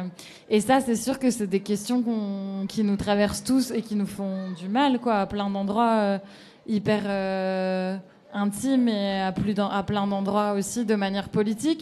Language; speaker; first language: French; native; French